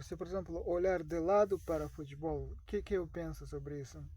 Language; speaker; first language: Portuguese; non-native, learner; Russian